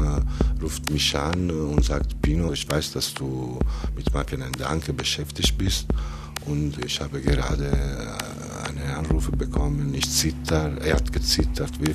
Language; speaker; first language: German; non-native, fluent; Italian